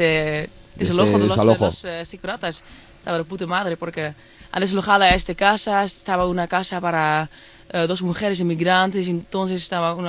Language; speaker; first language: Spanish; non-native, fluent; Dutch